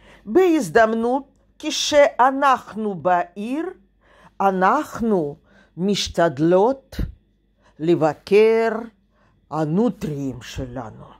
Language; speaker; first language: Hebrew; non-native, fluent; Russian